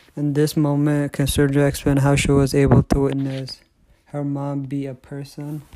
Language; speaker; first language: English; non-native, fluent; Tigrinya